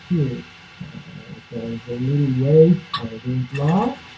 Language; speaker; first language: English; non-native, fluent; Italian